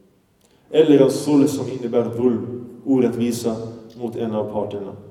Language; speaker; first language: Swedish; early bilingual, other home language; Arabic